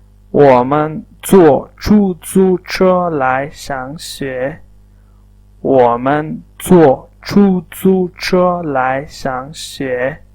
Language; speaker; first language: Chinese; non-native, fluent; Urdu